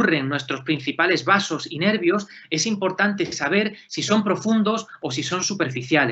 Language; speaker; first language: Spanish; native; Spanish